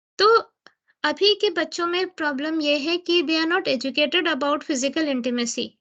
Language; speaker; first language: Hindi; native; Hindi